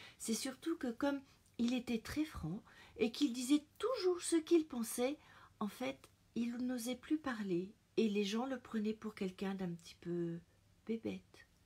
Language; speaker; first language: French; native; French